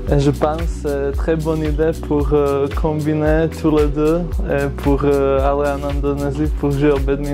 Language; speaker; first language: French; non-native, learner; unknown